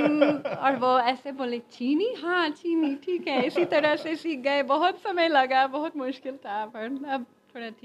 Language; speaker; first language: Hindi; non-native, learner; English